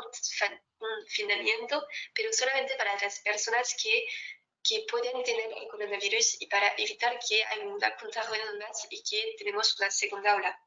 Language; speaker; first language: Spanish; non-native, fluent; French